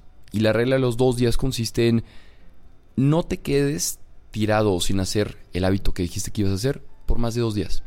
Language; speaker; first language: Spanish; native; Spanish